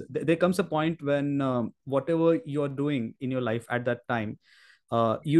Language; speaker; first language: English; non-native, local second language; Marathi